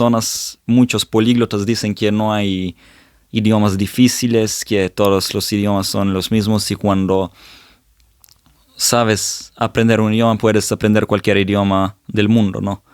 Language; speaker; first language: Spanish; non-native, fluent; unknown